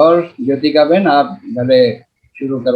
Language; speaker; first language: Hindi; native; Hindi